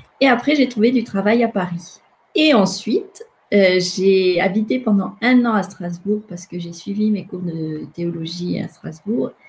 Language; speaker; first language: French; non-native, local second language; Malagasy